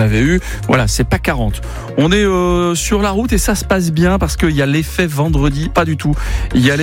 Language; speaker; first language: French; native; French